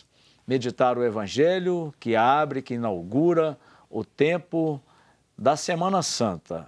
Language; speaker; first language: Portuguese; native; Portuguese